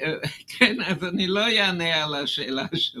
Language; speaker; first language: Hebrew; non-native, fluent; English